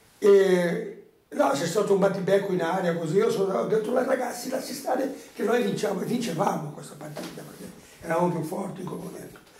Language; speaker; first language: Italian; non-native, fluent; Portuguese